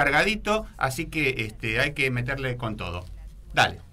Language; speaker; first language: Spanish; native; Spanish